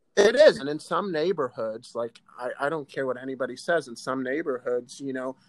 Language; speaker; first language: English; native; English